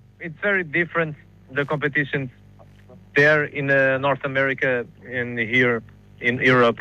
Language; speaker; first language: English; non-native, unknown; Portuguese